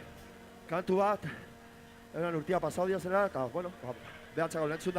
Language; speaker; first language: Basque; native; Basque